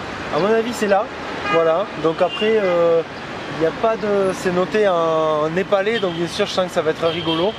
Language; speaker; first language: French; native; French